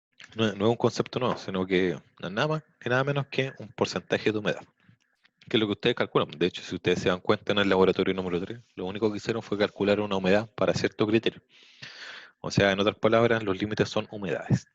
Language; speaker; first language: Spanish; native; Spanish